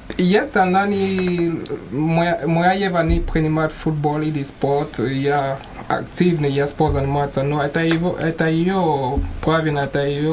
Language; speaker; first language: Russian; non-native, learner; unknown